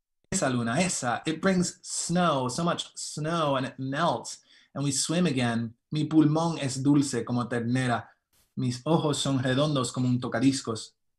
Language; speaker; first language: English; early bilingual, other home language; Spanish